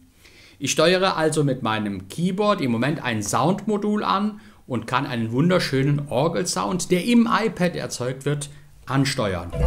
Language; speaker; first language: German; native; German